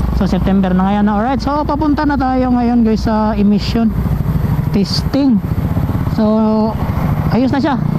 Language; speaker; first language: Filipino; non-native, local second language; Cebuano